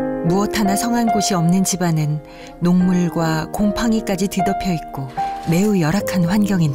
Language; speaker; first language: Korean; native; Korean